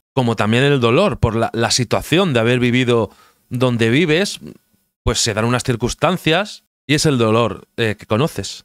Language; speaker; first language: Spanish; native; Spanish